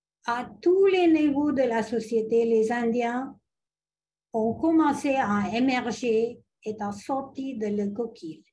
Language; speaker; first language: French; non-native, fluent; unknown